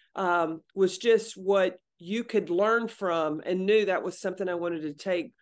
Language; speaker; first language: English; native; English